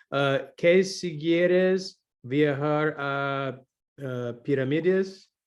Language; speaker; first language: Spanish; non-native, learner; English